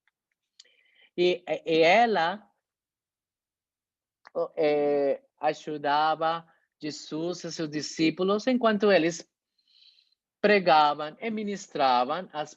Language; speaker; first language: Portuguese; non-native, fluent; Spanish